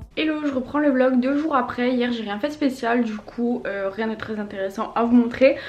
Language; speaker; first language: French; native; French